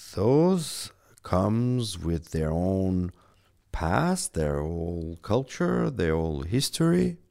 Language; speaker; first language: English; non-native, fluent; French